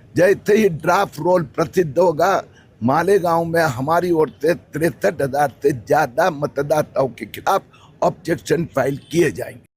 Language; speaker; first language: Hindi; non-native, local second language; Marathi